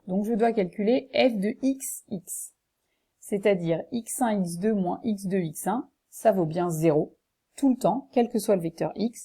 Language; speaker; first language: French; native; French